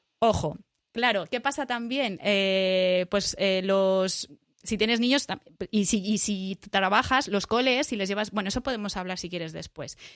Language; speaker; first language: Spanish; native; Spanish